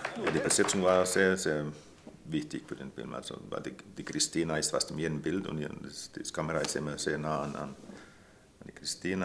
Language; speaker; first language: German; non-native, fluent; Finnish